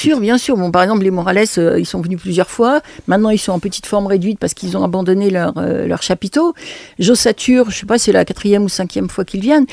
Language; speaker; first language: French; native; French